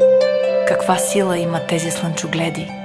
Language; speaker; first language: Bulgarian; native; Bulgarian